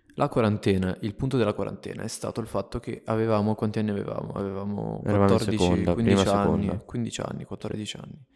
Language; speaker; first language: Italian; native; Italian